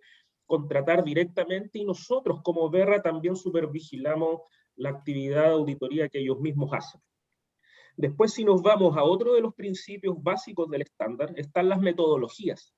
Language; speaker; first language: Spanish; native; Spanish